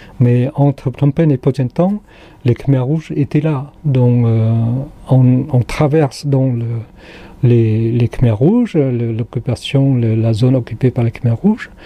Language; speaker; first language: French; non-native, local second language; Khmer